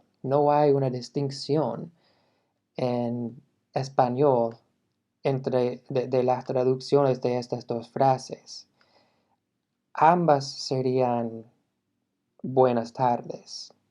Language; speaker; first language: Spanish; non-native, fluent; English